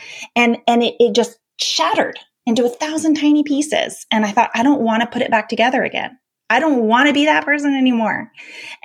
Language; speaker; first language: English; native; English